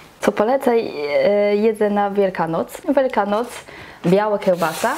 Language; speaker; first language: Polish; non-native, learner; Chinese